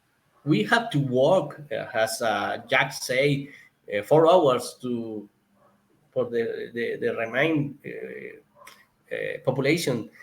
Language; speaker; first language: English; non-native, learner; Spanish